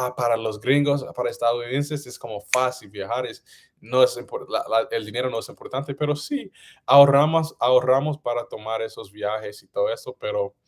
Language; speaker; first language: Spanish; non-native, learner; English